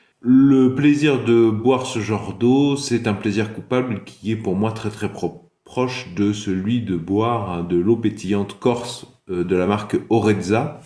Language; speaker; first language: French; native; French